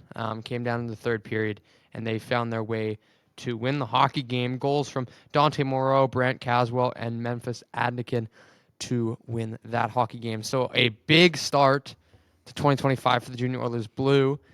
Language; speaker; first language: English; native; English